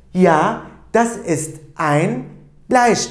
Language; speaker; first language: German; non-native, fluent; Turkish